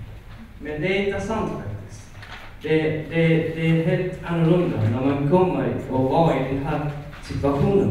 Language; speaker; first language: Swedish; non-native, fluent; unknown